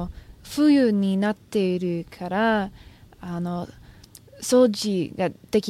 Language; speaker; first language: Japanese; non-native, learner; English